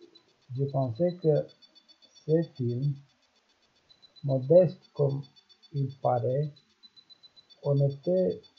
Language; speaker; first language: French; non-native, learner; Romanian